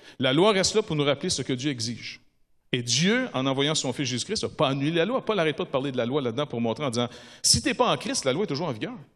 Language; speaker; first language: French; native; French